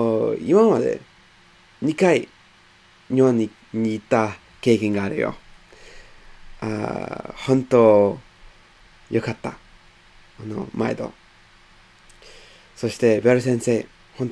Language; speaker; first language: Japanese; non-native, fluent; English